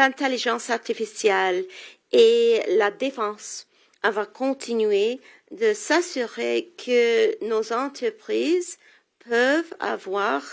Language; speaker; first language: French; non-native, local second language; English